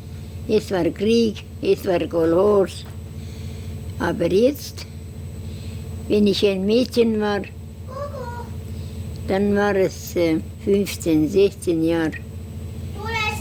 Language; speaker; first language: German; non-native, learner; Estonian